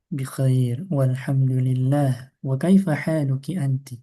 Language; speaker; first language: Arabic; non-native, fluent; Indonesian